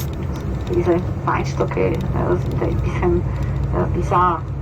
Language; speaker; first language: German; non-native, fluent; Spanish